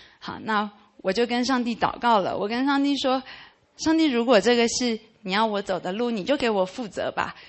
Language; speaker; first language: Chinese; native; Chinese